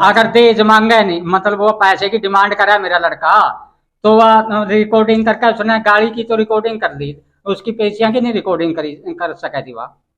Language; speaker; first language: Hindi; non-native, local second language; Haryanvi